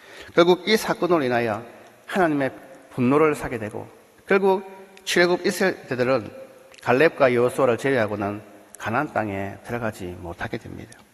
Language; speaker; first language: Korean; native; Korean